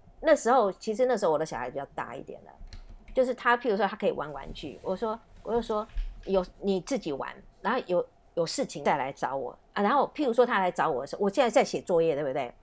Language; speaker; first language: Chinese; native; Chinese